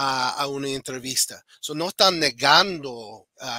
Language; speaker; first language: Spanish; non-native, fluent; English